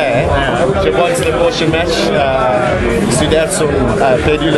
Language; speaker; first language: French; non-native, learner; Afrikaans